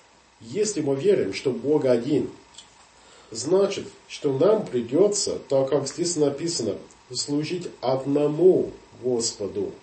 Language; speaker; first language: Russian; non-native, fluent; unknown